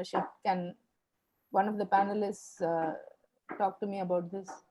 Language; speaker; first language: English; non-native, local second language; Tamil